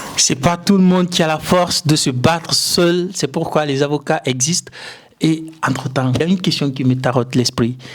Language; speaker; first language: French; non-native, local second language; Susu